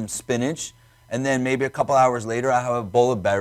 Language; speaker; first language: English; native; English